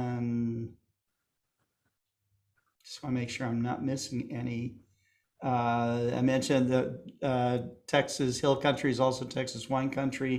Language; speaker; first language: English; native; English